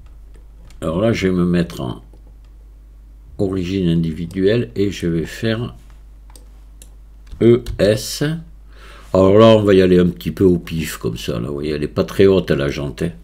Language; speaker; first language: French; native; French